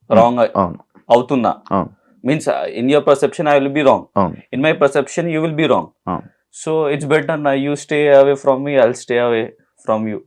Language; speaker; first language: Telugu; non-native, learner; Hindi